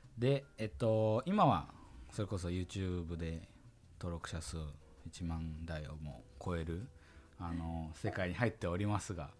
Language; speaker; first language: Japanese; early bilingual, heritage; Japanese